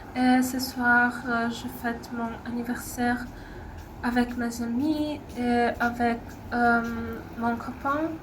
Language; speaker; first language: French; non-native, learner; Ukrainian